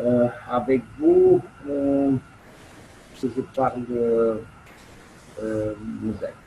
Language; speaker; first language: French; non-native, learner; Romanian